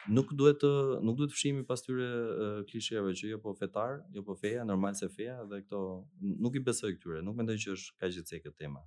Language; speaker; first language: Albanian; native; Albanian